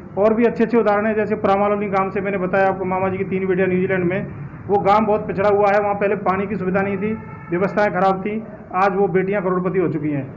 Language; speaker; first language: Hindi; native; Hindi